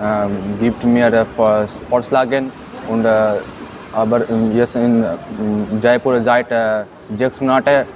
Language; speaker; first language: German; non-native, learner; Bangla